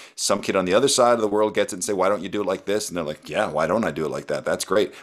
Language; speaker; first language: English; native; English